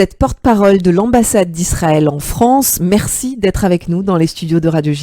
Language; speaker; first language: French; native; French